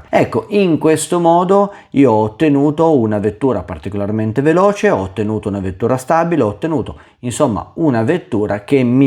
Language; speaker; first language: Italian; native; Italian